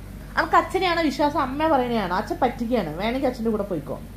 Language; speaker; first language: Malayalam; native; Malayalam